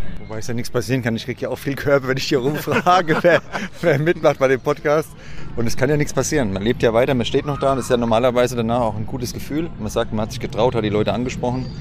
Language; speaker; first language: German; native; German